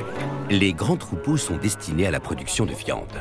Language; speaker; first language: French; native; French